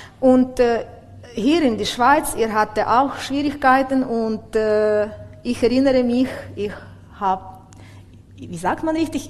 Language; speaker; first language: German; non-native, learner; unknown